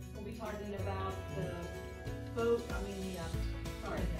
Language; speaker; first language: English; native; English